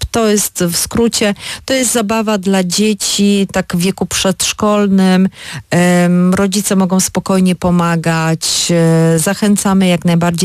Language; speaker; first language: Polish; native; Polish